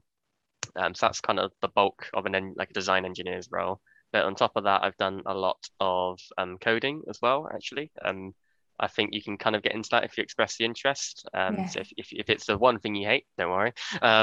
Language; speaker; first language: English; native; English